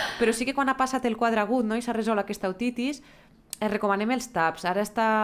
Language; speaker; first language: Catalan; native; Catalan